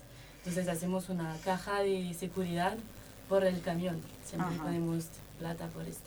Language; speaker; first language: Spanish; non-native, learner; French